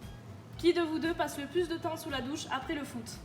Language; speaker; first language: French; native; French